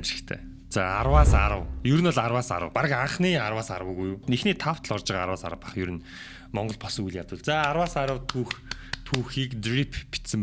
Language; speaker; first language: Mongolian; native; Mongolian